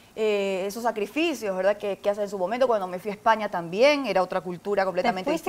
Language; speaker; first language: Spanish; native; Spanish